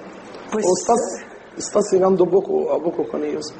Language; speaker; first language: Spanish; non-native, learner; Arabic